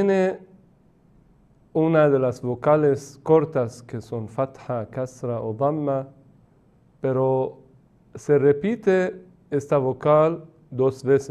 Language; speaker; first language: Spanish; non-native, fluent; Persian